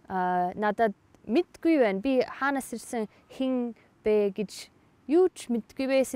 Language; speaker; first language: Mongolian; non-native, fluent; English